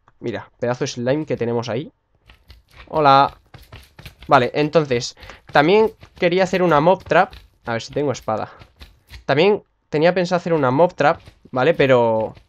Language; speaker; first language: Spanish; native; Spanish